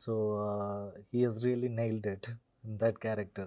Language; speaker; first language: English; non-native, local second language; Telugu